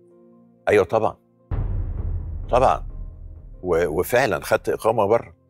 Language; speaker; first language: Arabic; native; Arabic